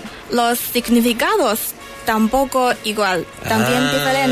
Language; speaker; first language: Spanish; non-native, learner; Chinese